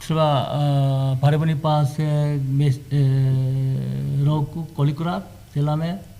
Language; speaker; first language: Czech; non-native, learner; Korean